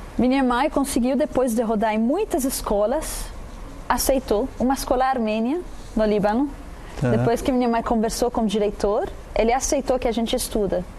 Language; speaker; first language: Portuguese; non-native, fluent; Arabic